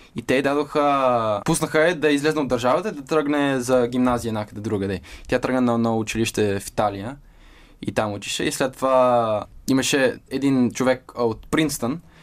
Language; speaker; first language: Bulgarian; early bilingual, heritage; Bulgarian